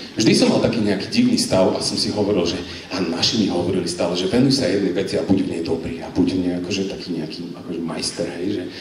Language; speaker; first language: Slovak; native; Slovak